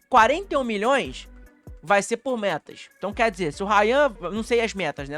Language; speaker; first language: Portuguese; native; Portuguese